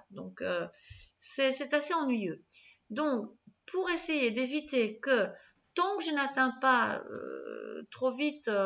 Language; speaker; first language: French; native; French